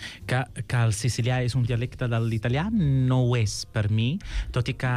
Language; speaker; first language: Catalan; non-native, fluent; Sicilian